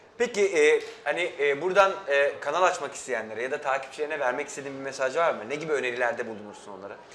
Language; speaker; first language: Turkish; native; Turkish